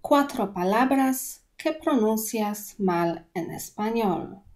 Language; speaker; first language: Spanish; non-native, fluent; Polish